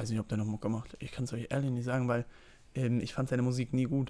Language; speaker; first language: German; native; German